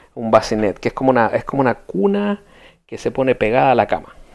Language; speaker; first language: Spanish; early bilingual, heritage; Spanish